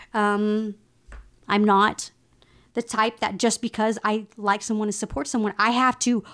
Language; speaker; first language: English; native; English